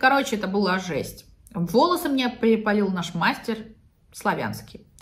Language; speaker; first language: Russian; native; Russian